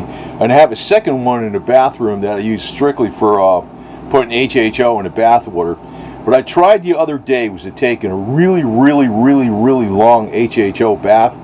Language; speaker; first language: English; native; English